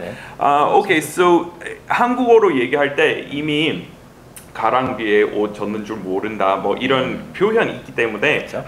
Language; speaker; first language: Korean; non-native, fluent; English